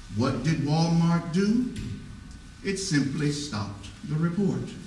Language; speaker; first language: English; native; English